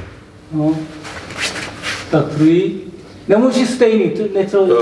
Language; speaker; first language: Czech; non-native, learner; Korean